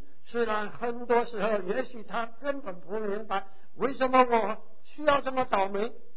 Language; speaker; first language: Chinese; native; Chinese